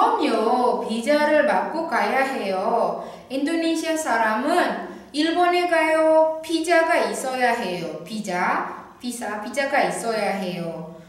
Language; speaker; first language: Korean; non-native, fluent; Indonesian